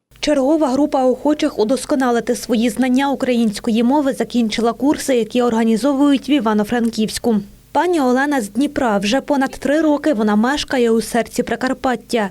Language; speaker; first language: Ukrainian; native; Ukrainian